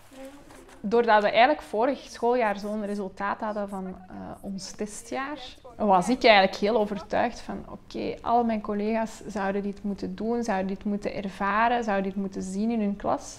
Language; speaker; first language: Dutch; native; Dutch